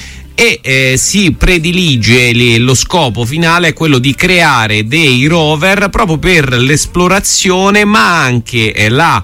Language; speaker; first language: Italian; native; Italian